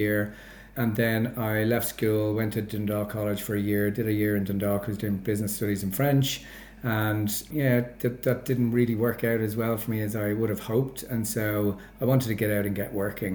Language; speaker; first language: English; native; English